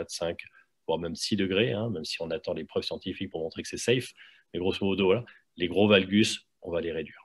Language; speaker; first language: French; native; French